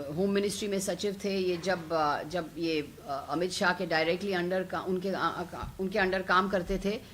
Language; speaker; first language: Hindi; non-native, local second language; Bangla